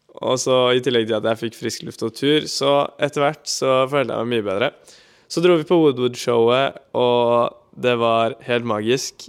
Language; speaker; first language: Norwegian; native; Norwegian